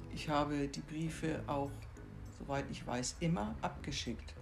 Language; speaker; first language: German; native; German